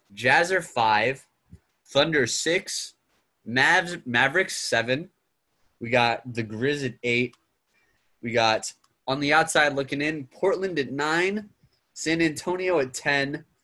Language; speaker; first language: English; native; English